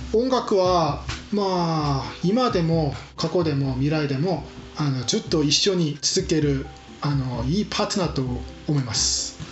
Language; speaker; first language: Japanese; non-native, fluent; Korean